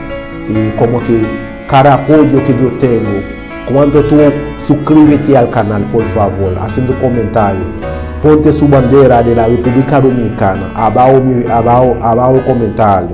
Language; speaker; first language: Spanish; non-native, learner; Haitian Creole